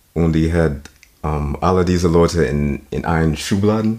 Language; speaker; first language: German; non-native, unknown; English